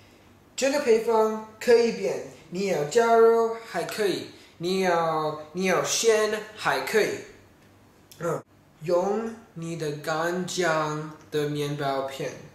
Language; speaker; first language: Chinese; non-native, learner; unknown